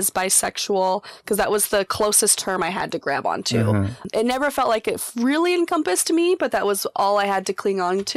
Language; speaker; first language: English; native; English